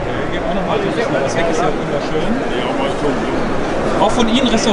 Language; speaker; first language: German; native; German